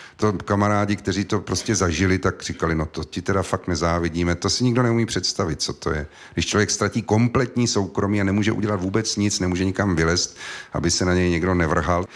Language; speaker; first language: Czech; native; Czech